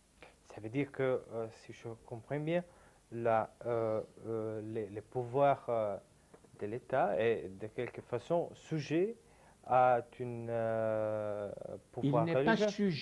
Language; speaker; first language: French; non-native, fluent; Italian